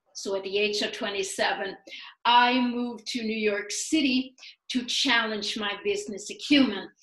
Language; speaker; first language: English; non-native, fluent; Swedish